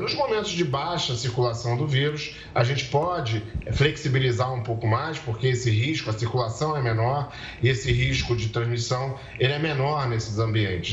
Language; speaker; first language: Portuguese; native; Portuguese